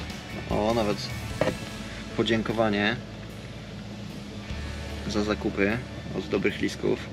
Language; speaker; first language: Polish; native; Polish